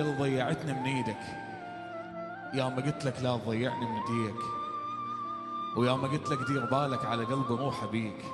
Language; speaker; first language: Arabic; native; Arabic